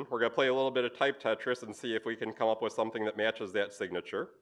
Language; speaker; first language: English; native; English